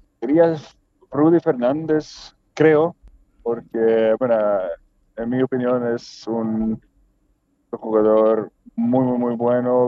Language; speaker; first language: Spanish; non-native, fluent; Swedish